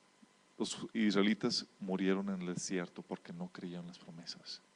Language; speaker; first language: Spanish; native; Spanish